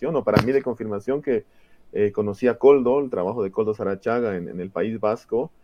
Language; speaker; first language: Spanish; native; Spanish